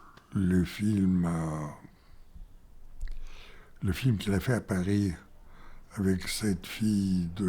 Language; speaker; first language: French; non-native, fluent; Bulgarian